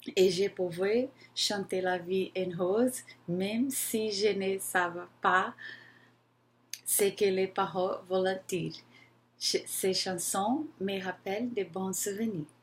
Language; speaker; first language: French; non-native, learner; Portuguese